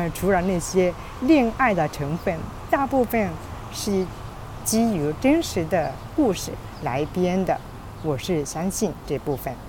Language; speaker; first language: Chinese; non-native, fluent; Japanese